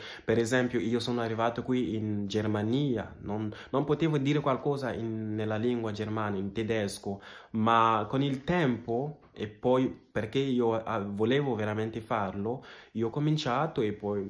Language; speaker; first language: Italian; non-native, fluent; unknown